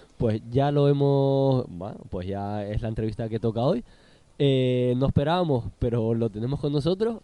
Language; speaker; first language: Spanish; native; Spanish